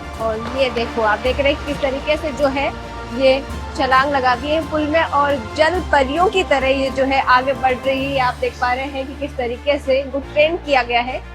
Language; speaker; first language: Hindi; native; Hindi